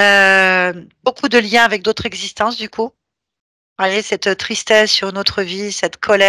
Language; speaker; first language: French; native; French